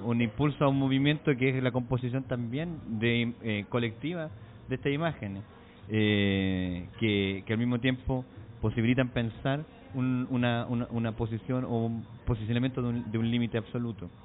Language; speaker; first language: Spanish; native; Spanish